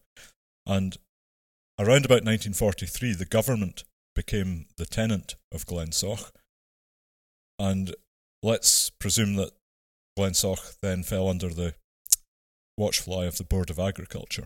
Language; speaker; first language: English; native; English